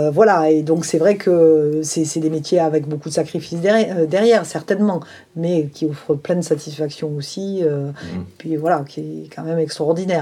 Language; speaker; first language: French; native; French